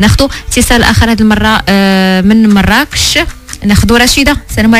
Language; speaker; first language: Arabic; native; Arabic